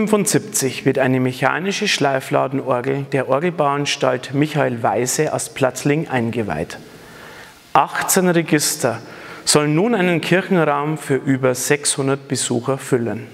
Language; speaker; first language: German; native; German